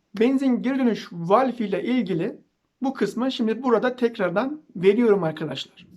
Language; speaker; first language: Turkish; native; Turkish